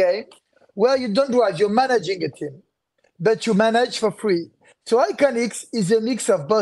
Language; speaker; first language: English; non-native, fluent; French